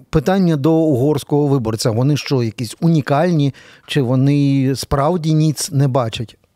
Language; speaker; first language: Ukrainian; native; Ukrainian